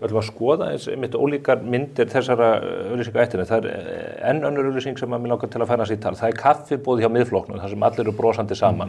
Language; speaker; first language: Icelandic; native; Icelandic